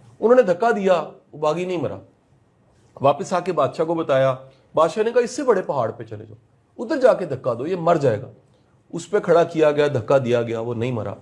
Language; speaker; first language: Urdu; non-native, local second language; Punjabi